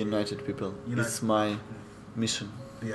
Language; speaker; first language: English; non-native, learner; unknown